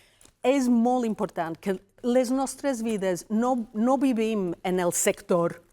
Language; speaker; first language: Catalan; non-native, fluent; Welsh